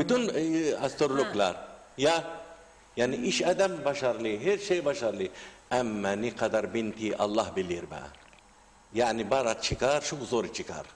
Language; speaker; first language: Turkish; non-native, learner; Arabic